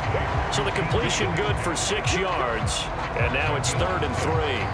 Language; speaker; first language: English; native; English